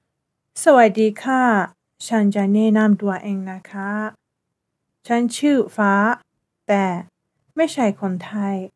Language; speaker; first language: Thai; non-native, fluent; Persian